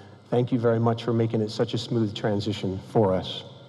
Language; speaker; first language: English; native; English